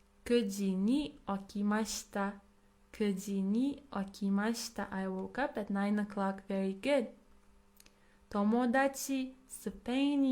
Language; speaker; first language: Japanese; non-native, fluent; English